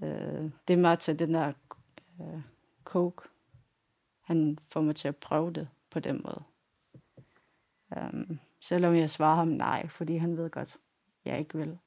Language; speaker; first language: Danish; non-native, local second language; Kalaallisut